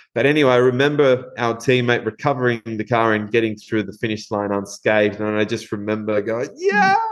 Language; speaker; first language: English; non-native, fluent; Spanish